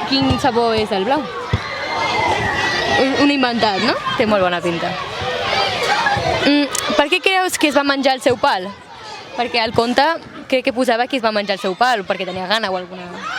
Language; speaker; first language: Catalan; native; Catalan